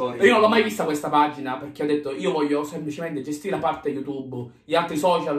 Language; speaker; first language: Italian; native; Italian